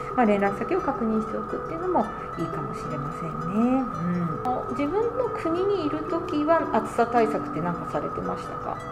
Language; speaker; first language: Japanese; native; Japanese